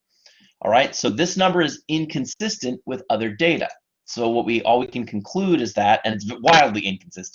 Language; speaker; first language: English; native; English